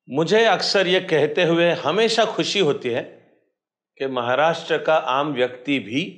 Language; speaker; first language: Hindi; non-native, local second language; Marathi